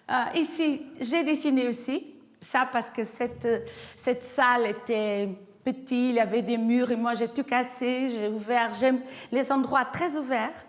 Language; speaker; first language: French; non-native, fluent; Portuguese